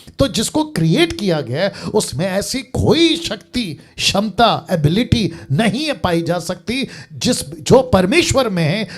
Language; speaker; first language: Hindi; native; Hindi